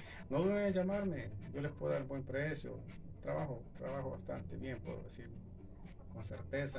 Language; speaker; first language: Spanish; native; Spanish